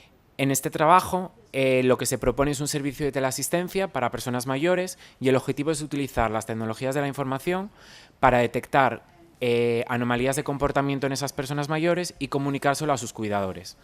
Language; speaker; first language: Spanish; native; Spanish